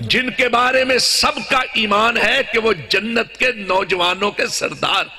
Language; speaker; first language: Urdu; non-native, local second language; Punjabi